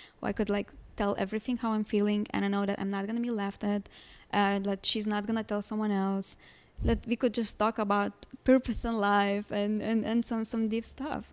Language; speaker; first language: English; non-native, fluent; Lithuanian